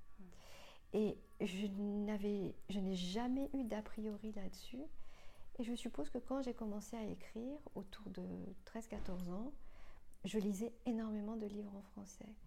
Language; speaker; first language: French; non-native, local second language; Morisyen